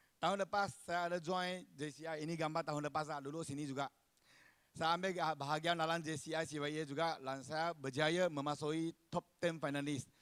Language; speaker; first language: Malay; non-native, local second language; Chinese